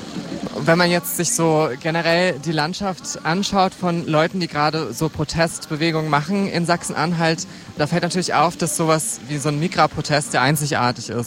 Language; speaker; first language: German; native; German